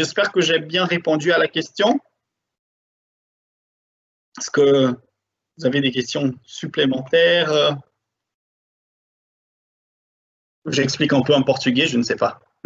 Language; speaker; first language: French; non-native, fluent; Portuguese